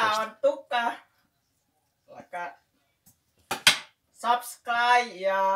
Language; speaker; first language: Finnish; non-native, learner; Thai